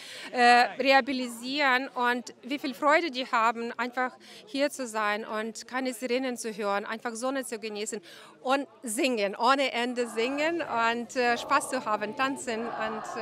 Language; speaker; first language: German; non-native, fluent; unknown